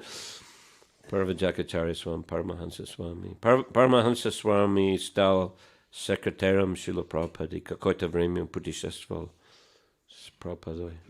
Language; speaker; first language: Russian; non-native, fluent; English